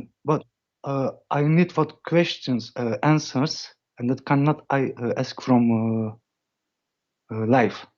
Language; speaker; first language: English; non-native, learner; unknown